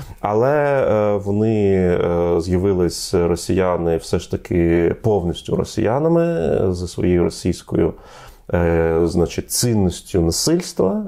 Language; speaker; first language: Ukrainian; non-native, fluent; Russian